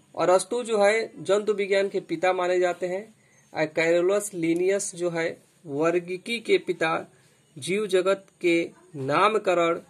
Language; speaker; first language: Hindi; native; Hindi